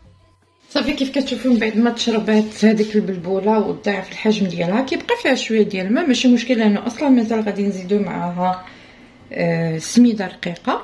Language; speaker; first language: Arabic; native; Arabic